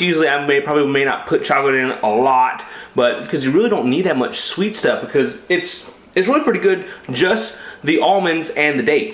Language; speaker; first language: English; native; English